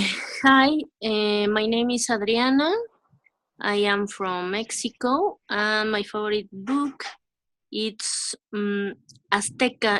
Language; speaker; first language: English; non-native, learner; Spanish